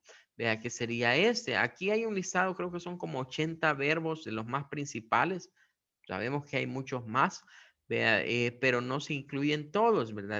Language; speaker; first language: Spanish; native; Spanish